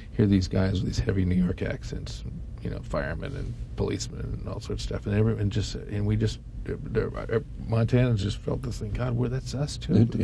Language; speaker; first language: English; native; English